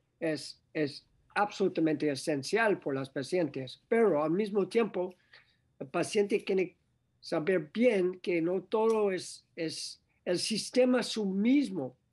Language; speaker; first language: Spanish; non-native, learner; English